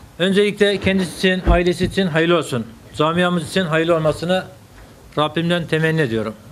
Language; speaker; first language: Turkish; native; Turkish